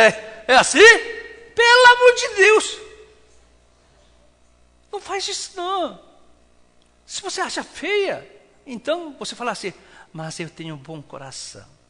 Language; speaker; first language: Portuguese; non-native, fluent; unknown